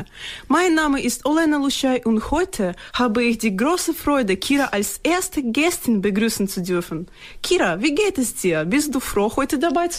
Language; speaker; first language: German; non-native, fluent; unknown